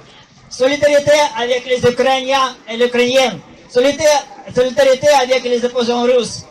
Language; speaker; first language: French; non-native, learner; Russian